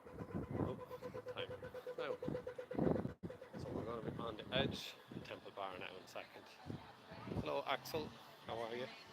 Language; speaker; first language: English; native; English